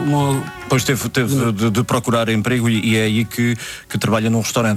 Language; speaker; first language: Portuguese; native; Portuguese